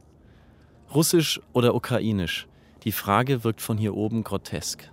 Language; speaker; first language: German; native; German